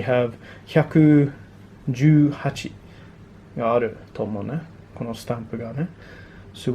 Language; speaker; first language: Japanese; non-native, learner; English